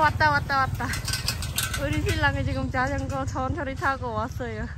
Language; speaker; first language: Korean; non-native, learner; Khmer